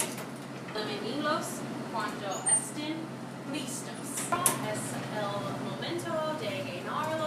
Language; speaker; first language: Spanish; non-native, learner; English